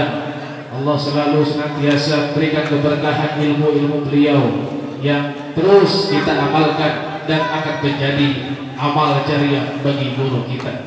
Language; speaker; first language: Indonesian; native; Indonesian